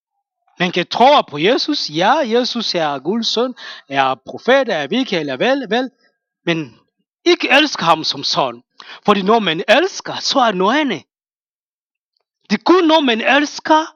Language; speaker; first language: Danish; non-native, fluent; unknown